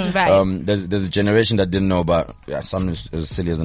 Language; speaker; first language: English; non-native, local second language; Zulu